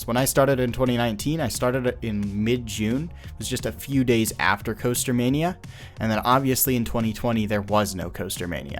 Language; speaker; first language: English; native; English